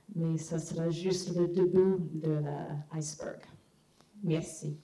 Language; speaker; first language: French; non-native, fluent; English